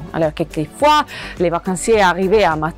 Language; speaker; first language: French; non-native, learner; Croatian